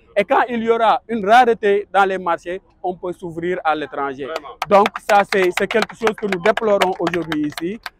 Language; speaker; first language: French; non-native, local second language; Wolof